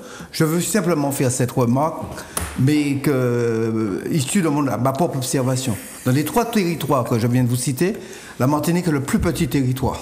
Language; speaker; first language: French; native; French